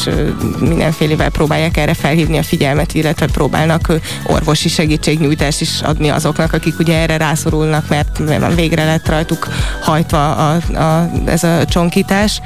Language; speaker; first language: Hungarian; native; Hungarian